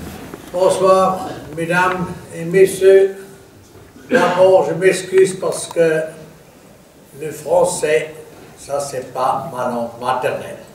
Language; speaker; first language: French; non-native, fluent; German